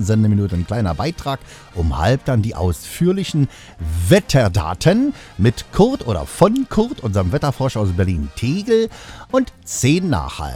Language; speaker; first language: German; native; German